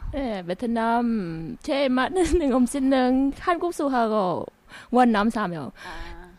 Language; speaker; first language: Korean; non-native, learner; Vietnamese